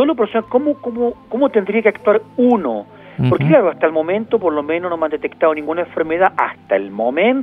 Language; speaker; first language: Spanish; native; Spanish